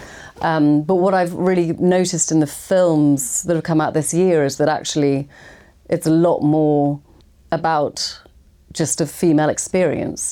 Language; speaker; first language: English; native; English